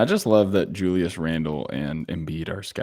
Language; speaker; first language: English; native; English